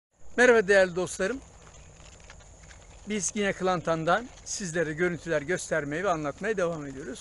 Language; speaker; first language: Turkish; native; Turkish